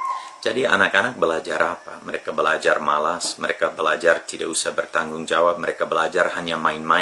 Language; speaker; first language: Indonesian; non-native, fluent; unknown